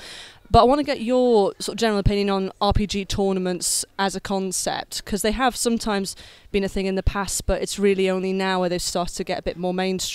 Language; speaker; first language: English; native; English